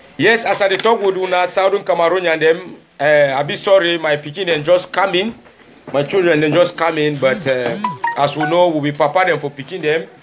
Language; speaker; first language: Nigerian Pidgin; native; Nigerian Pidgin